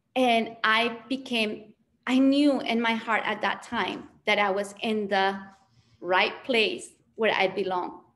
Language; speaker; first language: English; early bilingual, other home language; Spanish